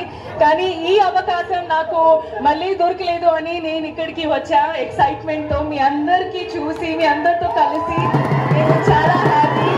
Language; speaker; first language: Telugu; non-native, fluent; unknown